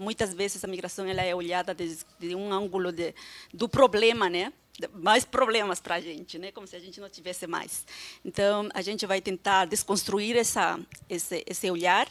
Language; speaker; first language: Portuguese; non-native, fluent; Spanish